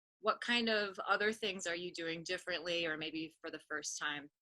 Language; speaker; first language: English; native; English